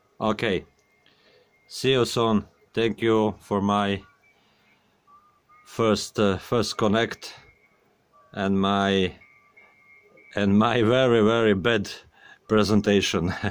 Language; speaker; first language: English; non-native, learner; Croatian